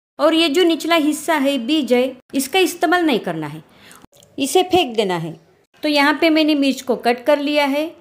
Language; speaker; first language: Hindi; non-native, local second language; Marathi